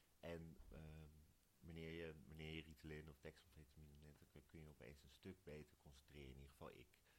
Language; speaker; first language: Dutch; native; Dutch